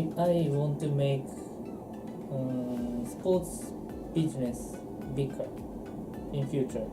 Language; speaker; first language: English; non-native, learner; Japanese